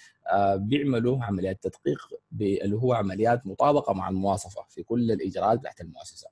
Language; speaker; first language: Arabic; native; Arabic